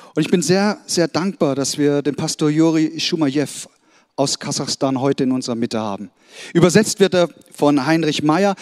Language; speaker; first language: German; native; German